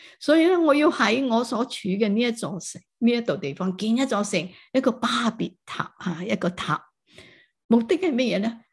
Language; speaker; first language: Chinese; non-native, local second language; Cantonese